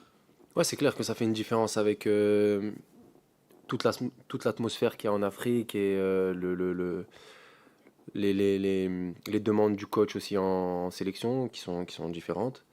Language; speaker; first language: French; native; French